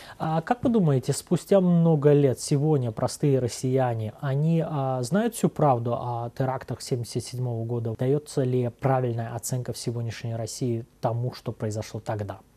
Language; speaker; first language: Russian; non-native, local second language; Azerbaijani